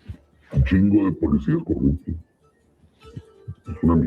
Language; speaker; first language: Spanish; native; Spanish